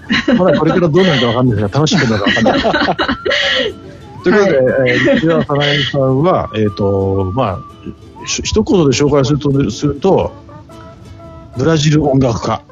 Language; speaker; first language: Japanese; native; Japanese